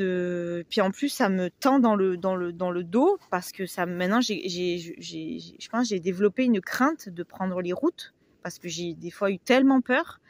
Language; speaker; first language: French; native; French